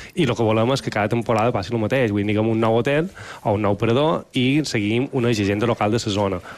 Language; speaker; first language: Catalan; native; Catalan